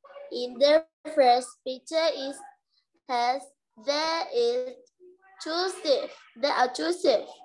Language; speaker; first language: English; non-native, learner; Vietnamese